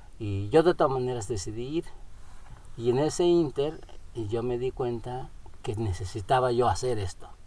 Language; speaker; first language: Spanish; non-native, local second language; Nahuatl languages